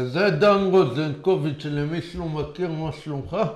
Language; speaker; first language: Hebrew; native; Hebrew